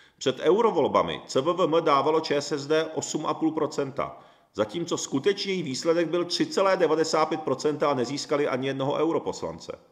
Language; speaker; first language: Czech; early bilingual, other home language; Japanese